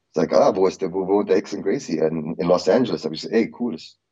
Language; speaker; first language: German; early bilingual, heritage; Indonesian